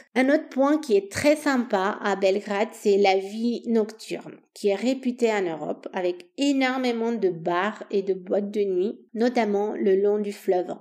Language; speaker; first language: French; non-native, fluent; Romanian